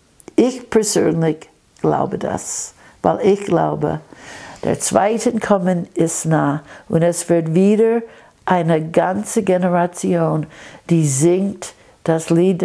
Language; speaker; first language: German; non-native, fluent; English